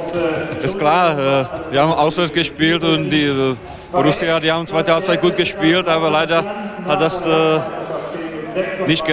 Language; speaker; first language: German; non-native, learner; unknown